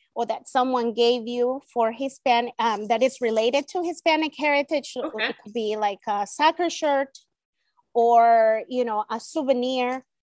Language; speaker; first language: English; non-native, fluent; Spanish